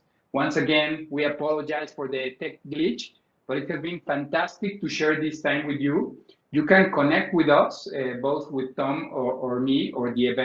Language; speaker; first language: English; non-native, fluent; Spanish